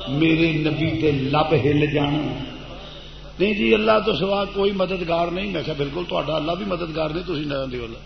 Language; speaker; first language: Urdu; non-native, local second language; Punjabi